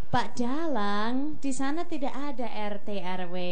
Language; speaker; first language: Indonesian; non-native, fluent; English